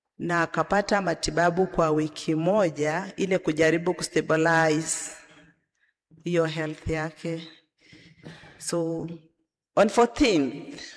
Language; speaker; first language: Swahili; non-native, local second language; Gusii